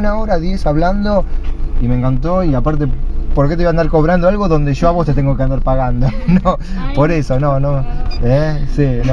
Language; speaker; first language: Spanish; native; Spanish